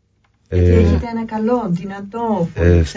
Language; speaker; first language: Greek; non-native, learner; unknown